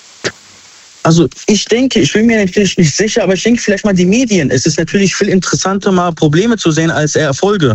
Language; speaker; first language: German; early bilingual, other home language; Arabic